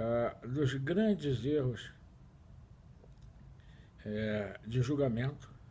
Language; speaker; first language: Spanish; non-native, fluent; Portuguese